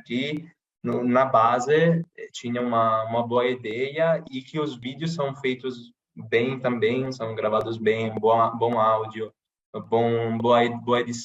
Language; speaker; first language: Portuguese; non-native, fluent; Italian